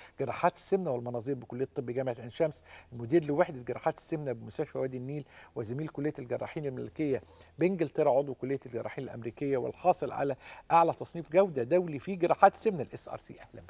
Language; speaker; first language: Arabic; native; Arabic